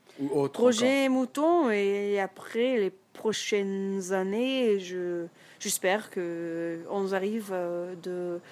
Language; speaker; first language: French; non-native, learner; German